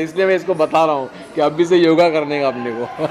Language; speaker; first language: Hindi; native; Hindi